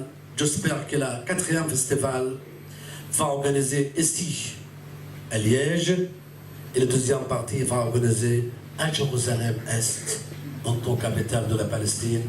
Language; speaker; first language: French; non-native, fluent; Arabic